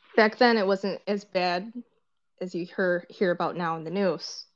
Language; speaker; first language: English; early bilingual, other home language; Korean